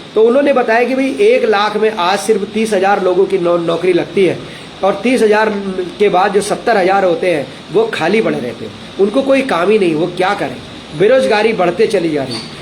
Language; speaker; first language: Hindi; native; Hindi